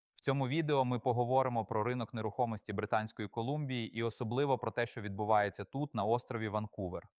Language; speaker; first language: Ukrainian; native; Ukrainian